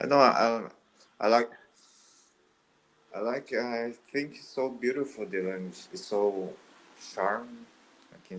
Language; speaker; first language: English; non-native, learner; Portuguese